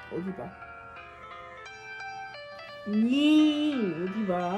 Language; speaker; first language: Korean; non-native, fluent; English